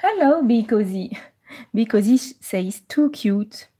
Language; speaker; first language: English; non-native, fluent; French